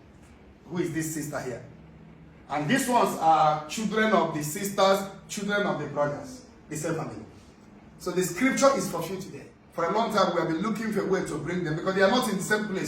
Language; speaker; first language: English; non-native, local second language; Igbo